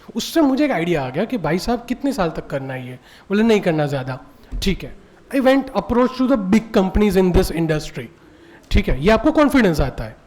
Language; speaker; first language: Hindi; non-native, local second language; Gujarati